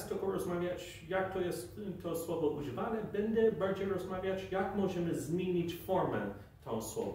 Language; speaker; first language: Polish; non-native, fluent; English